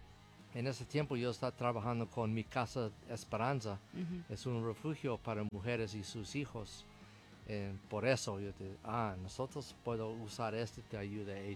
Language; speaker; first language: Spanish; non-native, learner; English